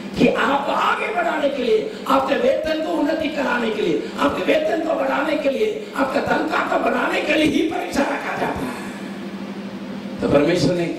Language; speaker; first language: Hindi; non-native, local second language; Tamil